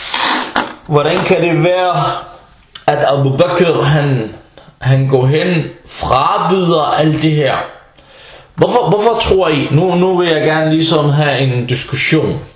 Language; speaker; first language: Danish; early bilingual, other home language; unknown